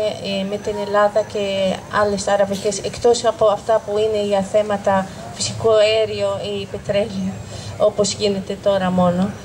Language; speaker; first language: Greek; non-native, fluent; Arabic